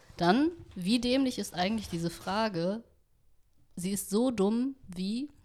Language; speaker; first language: German; early bilingual, other home language; Vietnamese